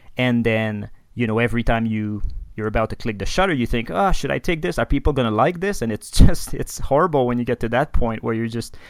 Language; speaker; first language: English; non-native, fluent; French